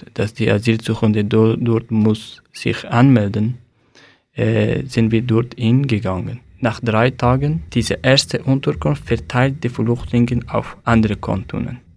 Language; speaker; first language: German; non-native, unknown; Persian